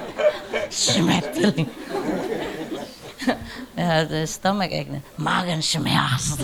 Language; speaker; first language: German; non-native, learner; Vietnamese